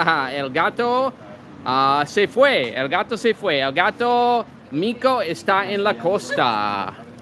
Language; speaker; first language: Spanish; non-native, learner; English